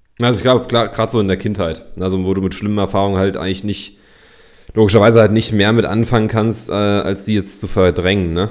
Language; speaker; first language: German; native; German